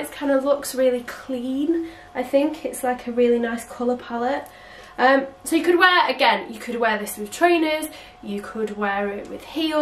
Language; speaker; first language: English; native; English